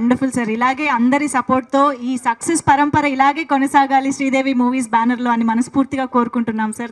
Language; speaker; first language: Telugu; native; Telugu